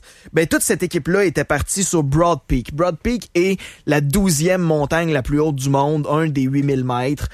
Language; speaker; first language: French; native; French